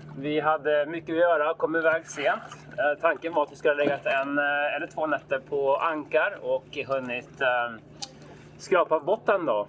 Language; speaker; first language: Swedish; native; Swedish